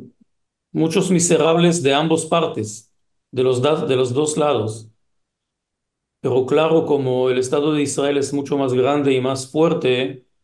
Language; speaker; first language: Spanish; non-native, fluent; Hebrew